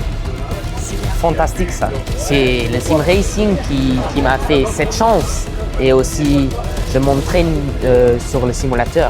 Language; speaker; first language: French; non-native, learner; Luxembourgish